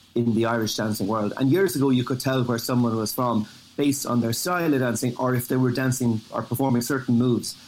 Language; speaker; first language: English; native; English